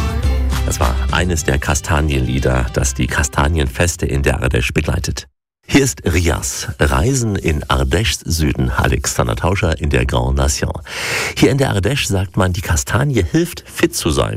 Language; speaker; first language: German; native; German